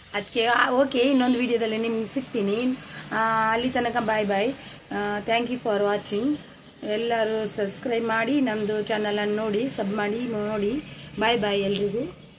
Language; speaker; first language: Kannada; non-native, local second language; Tulu